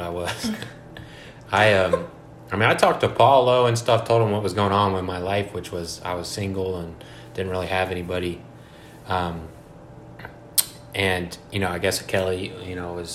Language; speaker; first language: English; native; English